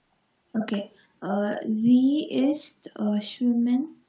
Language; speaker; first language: German; non-native, learner; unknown